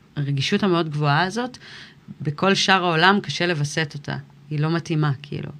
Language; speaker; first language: Hebrew; early bilingual, other home language; English